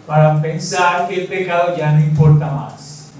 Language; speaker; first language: Spanish; native; Spanish